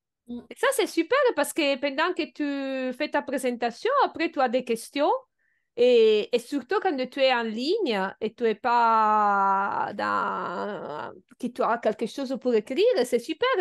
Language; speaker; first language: French; non-native, fluent; Italian